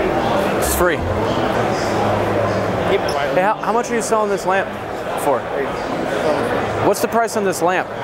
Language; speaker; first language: English; native; English